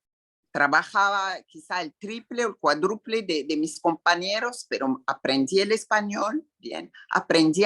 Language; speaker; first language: Spanish; non-native, fluent; Arabic